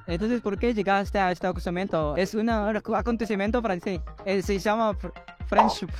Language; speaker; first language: Spanish; non-native, fluent; Filipino